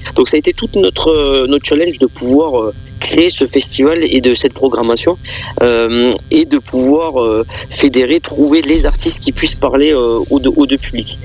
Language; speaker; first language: French; native; French